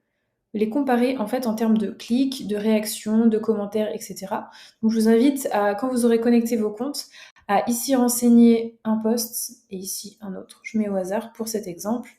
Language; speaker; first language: French; native; French